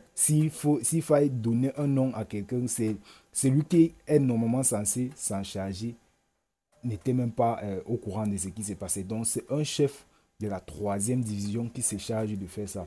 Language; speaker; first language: French; native; French